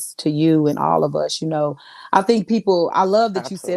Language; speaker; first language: English; native; English